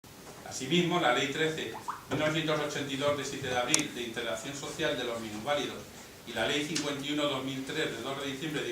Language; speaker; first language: Spanish; native; Spanish